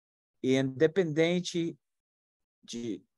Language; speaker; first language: Portuguese; non-native, fluent; English